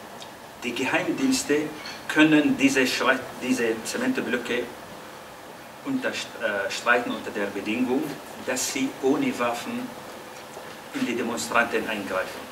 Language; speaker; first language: German; non-native, fluent; Arabic